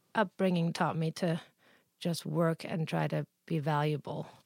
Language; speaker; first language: English; early bilingual, other home language; Italian